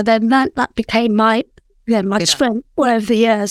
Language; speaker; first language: English; native; English